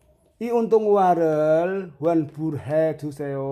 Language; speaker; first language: Korean; non-native, fluent; Indonesian